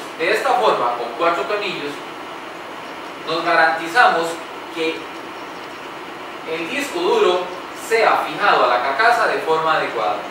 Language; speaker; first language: Spanish; native; Spanish